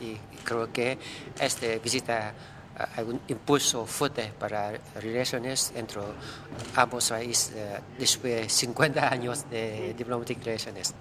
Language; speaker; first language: Spanish; non-native, learner; Vietnamese